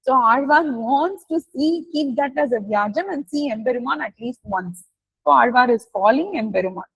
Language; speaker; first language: English; non-native, local second language; Tamil